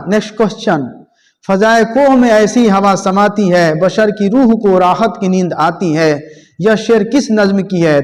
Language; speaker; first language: Hindi; native; Hindi